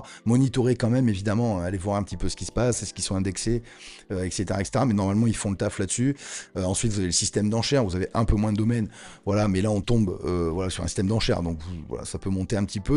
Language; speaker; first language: French; native; French